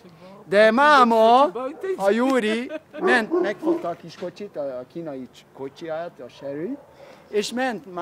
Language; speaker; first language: Hungarian; early bilingual, heritage; Hungarian